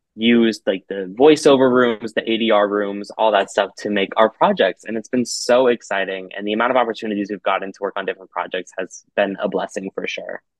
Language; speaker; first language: English; native; English